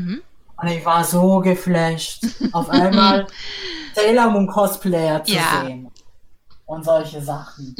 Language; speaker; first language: German; native; German